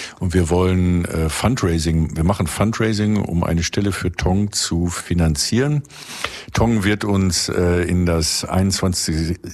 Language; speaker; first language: German; native; German